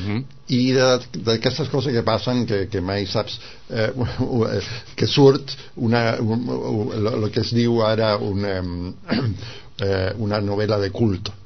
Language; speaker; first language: Catalan; non-native, fluent; Spanish